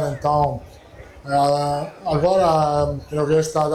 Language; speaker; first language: Portuguese; non-native, learner; Italian